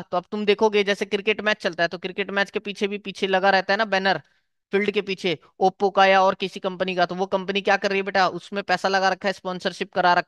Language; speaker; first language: Hindi; native; Hindi